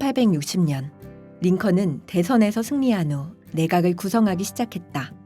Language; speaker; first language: Korean; native; Korean